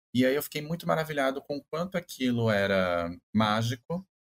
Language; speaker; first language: Portuguese; native; Portuguese